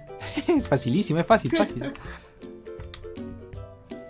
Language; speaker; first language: Spanish; native; Spanish